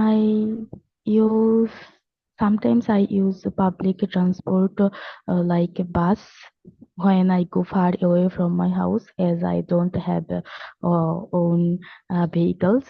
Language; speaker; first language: English; non-native, learner; Bangla